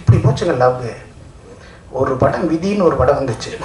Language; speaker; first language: Tamil; native; Tamil